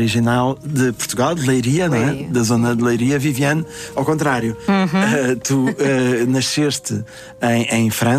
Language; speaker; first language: Portuguese; native; Portuguese